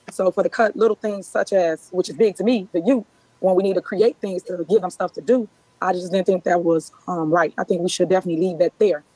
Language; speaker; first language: English; native; English